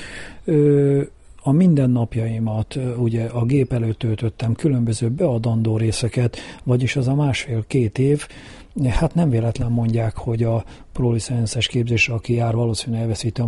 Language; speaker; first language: Hungarian; native; Hungarian